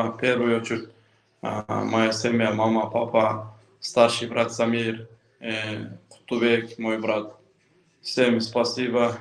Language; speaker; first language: Russian; non-native, local second language; Kyrgyz